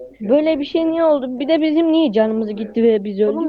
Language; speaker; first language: Turkish; native; Turkish